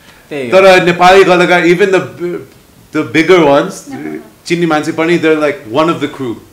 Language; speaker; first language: Nepali; non-native, learner; English